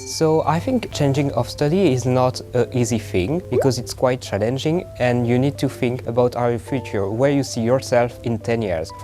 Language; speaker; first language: English; non-native, fluent; French